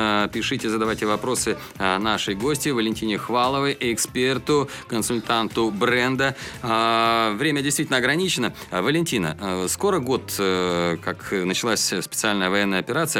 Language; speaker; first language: Russian; native; Russian